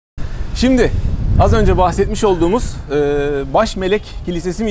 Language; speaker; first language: Turkish; native; Turkish